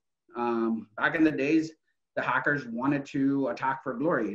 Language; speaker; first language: English; non-native, local second language; Urdu